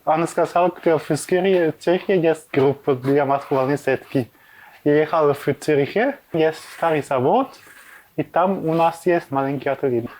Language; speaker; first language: Russian; non-native, learner; German